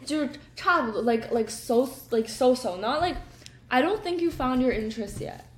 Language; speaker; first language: English; early bilingual, other home language; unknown